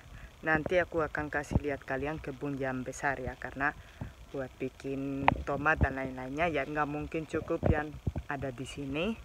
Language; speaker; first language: Indonesian; non-native, fluent; Spanish